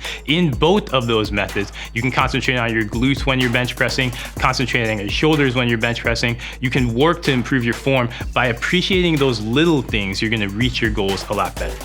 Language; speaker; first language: English; native; English